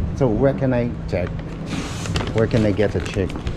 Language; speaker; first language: English; non-native, learner; Japanese